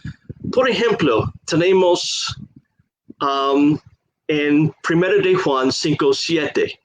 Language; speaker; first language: Spanish; non-native, fluent; English